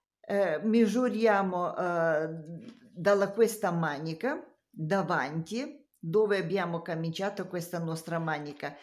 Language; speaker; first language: Italian; non-native, learner; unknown